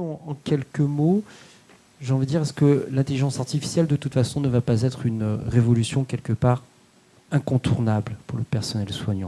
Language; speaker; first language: French; native; French